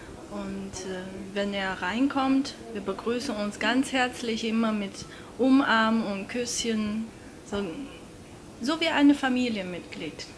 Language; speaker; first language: German; non-native, fluent; Turkish